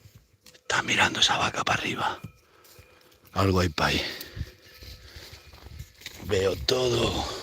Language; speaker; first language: Spanish; native; Spanish